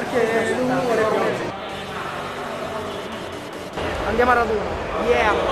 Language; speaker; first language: Italian; native; Italian